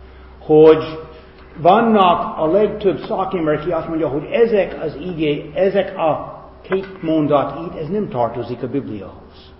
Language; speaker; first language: Hungarian; non-native, fluent; English